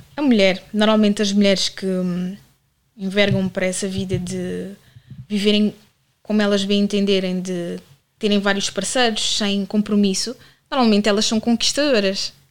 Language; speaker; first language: Portuguese; native; Portuguese